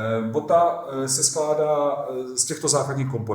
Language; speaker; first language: Czech; native; Czech